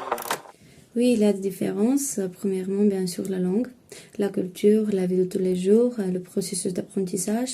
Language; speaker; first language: French; non-native, fluent; Bulgarian